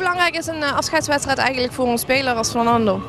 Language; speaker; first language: Dutch; native; Dutch